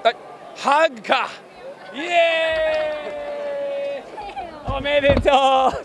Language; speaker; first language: Japanese; early bilingual, heritage; English